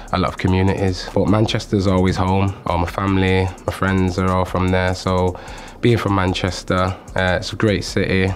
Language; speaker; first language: English; native; English